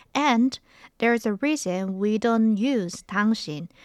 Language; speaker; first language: English; non-native, fluent; Korean